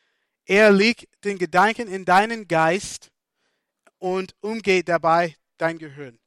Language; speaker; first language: German; non-native, fluent; English